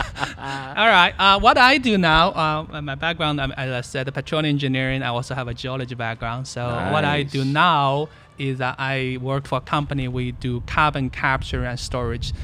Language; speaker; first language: English; non-native, fluent; Chinese